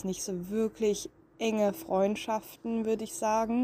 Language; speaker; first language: German; native; German